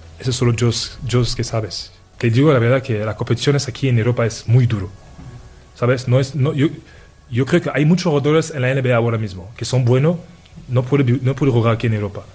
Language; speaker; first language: Spanish; non-native, fluent; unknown